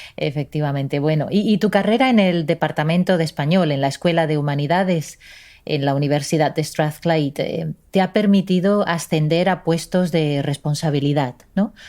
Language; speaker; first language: Spanish; native; Spanish